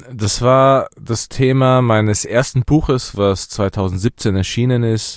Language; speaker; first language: German; early bilingual, other home language; Persian